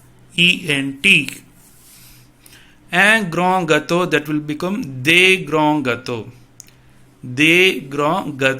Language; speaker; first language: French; non-native, fluent; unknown